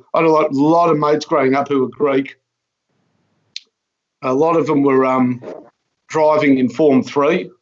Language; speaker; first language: English; native; English